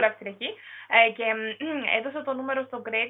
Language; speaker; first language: Greek; non-native, learner; German